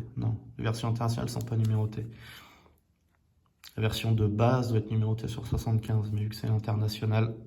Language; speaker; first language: French; native; French